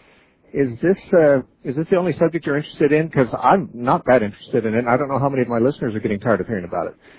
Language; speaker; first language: English; native; English